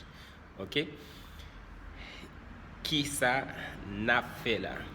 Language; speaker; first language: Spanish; non-native, fluent; Haitian Creole